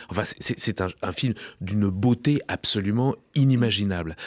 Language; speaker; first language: French; native; French